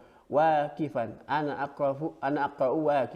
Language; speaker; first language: Arabic; non-native, fluent; Indonesian